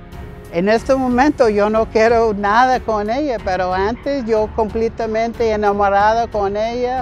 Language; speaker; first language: Spanish; non-native, learner; English